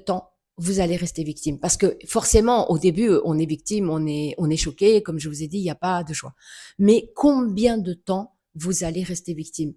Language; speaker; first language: French; native; French